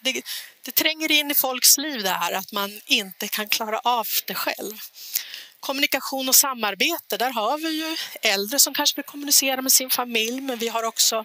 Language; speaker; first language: Swedish; native; Swedish